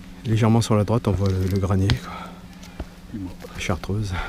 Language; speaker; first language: French; native; French